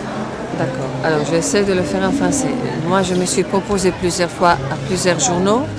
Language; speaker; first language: French; non-native, fluent; Italian